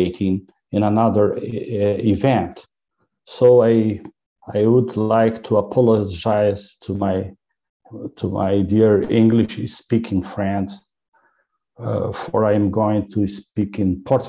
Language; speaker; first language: English; non-native, learner; Portuguese